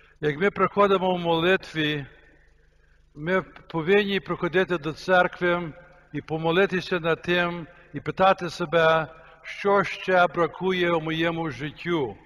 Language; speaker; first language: Ukrainian; early bilingual, heritage; Ukrainian